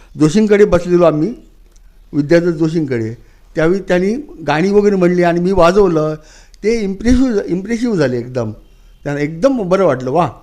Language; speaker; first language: Marathi; native; Marathi